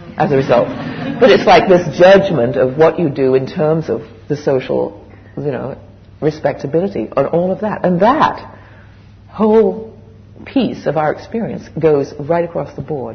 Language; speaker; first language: English; native; English